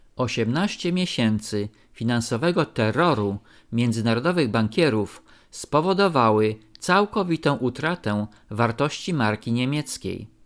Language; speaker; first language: Polish; native; Polish